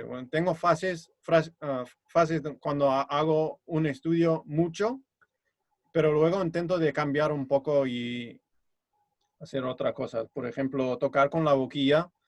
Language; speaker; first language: Spanish; non-native, fluent; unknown